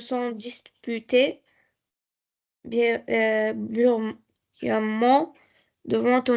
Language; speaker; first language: French; non-native, learner; Arabic